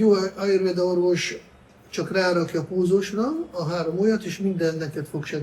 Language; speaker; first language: Hungarian; non-native, fluent; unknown